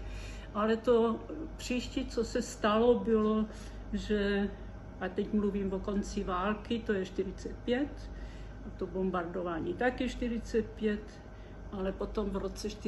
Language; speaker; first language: Czech; early bilingual, heritage; Czech